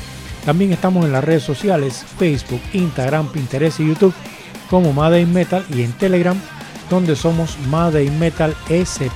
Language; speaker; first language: Spanish; native; Spanish